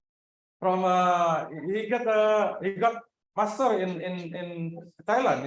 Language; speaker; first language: English; non-native, learner; Indonesian